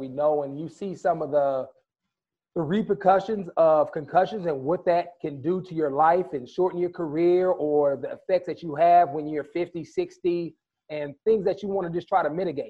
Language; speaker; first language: English; native; English